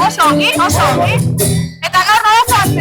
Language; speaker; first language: Basque; native; Basque